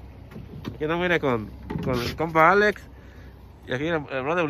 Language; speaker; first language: Spanish; native; Spanish